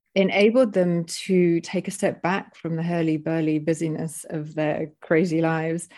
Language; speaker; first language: English; native; English